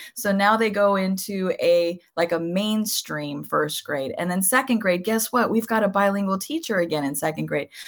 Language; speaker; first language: English; early bilingual, other home language; Spanish